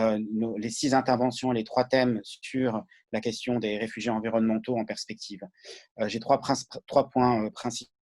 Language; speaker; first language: French; native; French